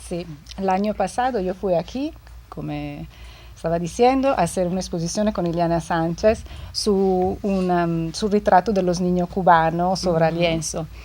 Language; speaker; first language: Spanish; non-native, fluent; Italian